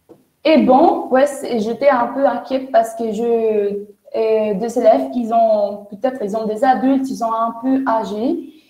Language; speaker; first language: French; non-native, fluent; Spanish